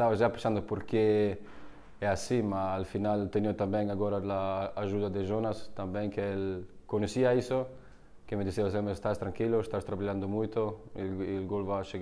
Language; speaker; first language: Portuguese; non-native, learner; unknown